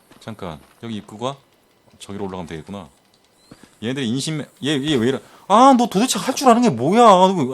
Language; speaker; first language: Korean; native; Korean